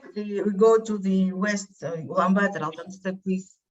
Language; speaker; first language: English; non-native, fluent; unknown